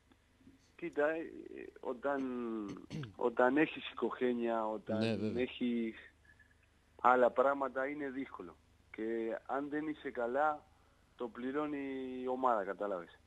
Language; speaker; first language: Greek; non-native, learner; Spanish